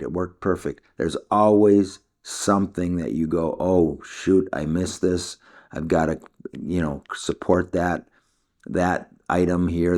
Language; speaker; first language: English; native; English